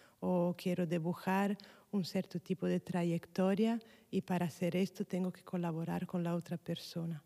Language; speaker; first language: Spanish; non-native, fluent; Italian